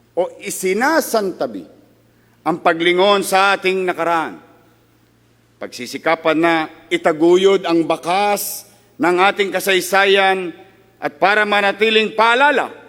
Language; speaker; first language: Filipino; native; Filipino